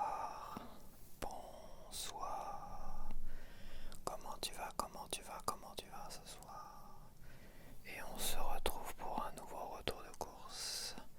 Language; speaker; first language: French; native; French